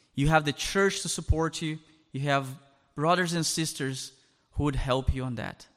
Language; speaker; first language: English; non-native, fluent; Portuguese